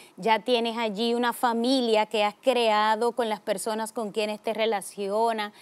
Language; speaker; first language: Spanish; native; Spanish